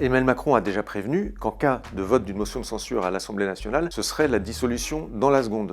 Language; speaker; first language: French; native; French